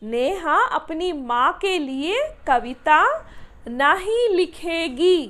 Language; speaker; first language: Hindi; non-native, local second language; Telugu